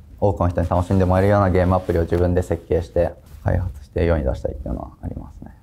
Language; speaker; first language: Japanese; native; Japanese